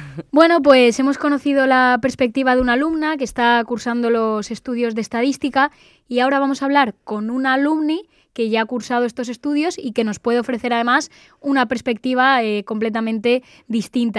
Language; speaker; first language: Spanish; native; Spanish